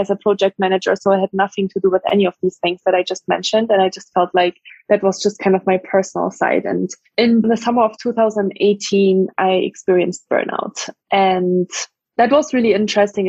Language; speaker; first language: English; non-native, fluent; German